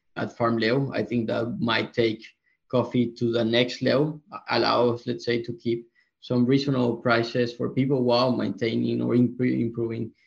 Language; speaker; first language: English; non-native, fluent; Spanish